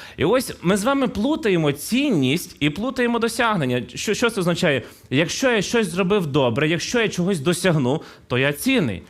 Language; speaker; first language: Ukrainian; non-native, local second language; Russian